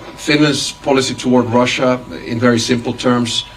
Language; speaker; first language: English; non-native, fluent; Finnish